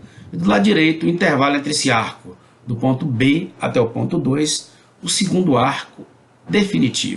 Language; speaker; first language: Portuguese; native; Portuguese